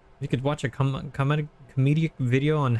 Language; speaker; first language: English; native; English